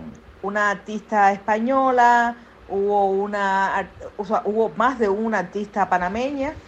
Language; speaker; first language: Spanish; native; Spanish